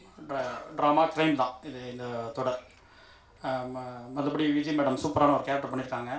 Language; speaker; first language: Tamil; native; Tamil